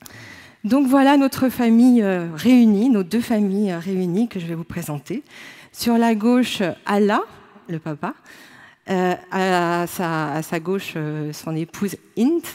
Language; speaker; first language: French; native; French